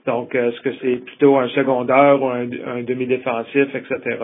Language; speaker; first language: French; native; French